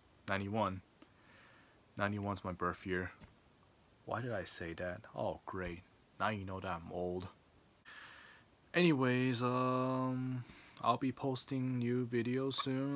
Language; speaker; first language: English; native; English